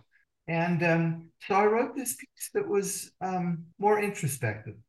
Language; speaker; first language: English; native; English